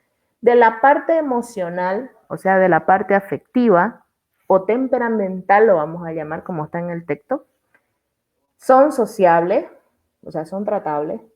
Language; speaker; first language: Spanish; native; Spanish